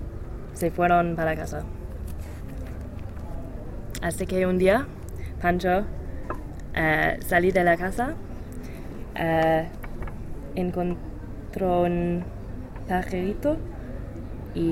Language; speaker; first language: Spanish; non-native, learner; English